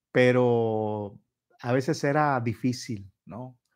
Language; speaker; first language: Spanish; native; Spanish